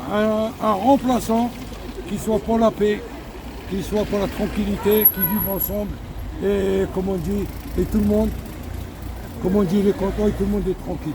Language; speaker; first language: French; non-native, local second language; Arabic